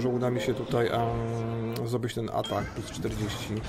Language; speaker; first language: Polish; native; Polish